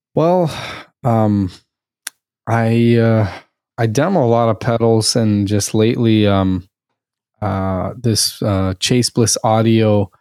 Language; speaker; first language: English; early bilingual, other home language; Russian